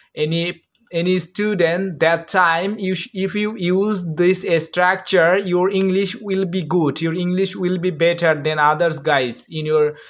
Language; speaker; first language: English; non-native, local second language; Bangla